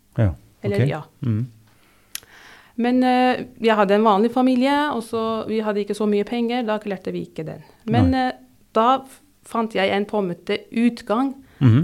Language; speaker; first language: Norwegian; non-native, fluent; Turkish